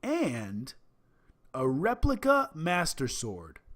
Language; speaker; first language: English; native; English